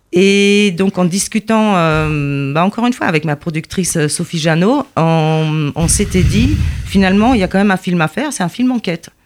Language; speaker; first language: French; non-native, fluent; Polish